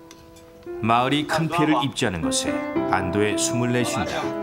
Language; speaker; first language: Korean; native; Korean